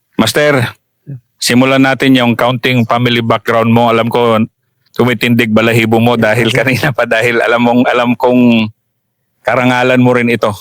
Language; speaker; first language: Filipino; native; Filipino